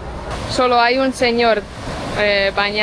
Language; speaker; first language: Spanish; non-native, fluent; Estonian